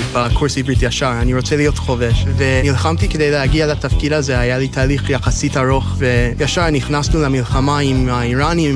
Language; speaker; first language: Hebrew; non-native, fluent; English